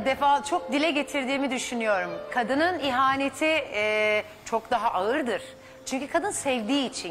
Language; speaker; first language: Turkish; native; Turkish